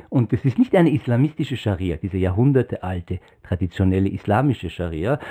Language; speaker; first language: German; non-native, fluent; Persian